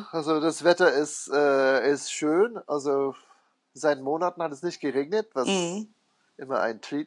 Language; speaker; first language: German; non-native, fluent; English